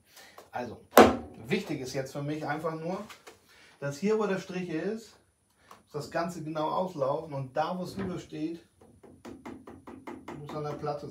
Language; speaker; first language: German; native; German